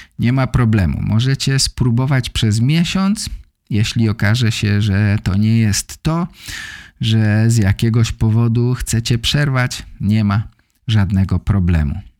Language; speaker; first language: Polish; native; Polish